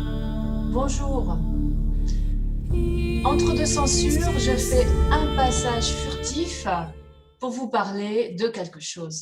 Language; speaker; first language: French; native; French